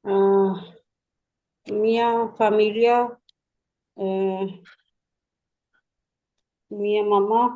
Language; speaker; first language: Italian; non-native, learner; Punjabi